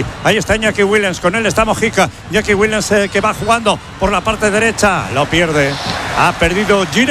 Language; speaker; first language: Spanish; native; Spanish